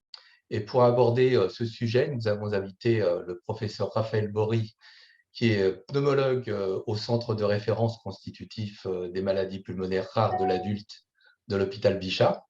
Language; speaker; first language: French; native; French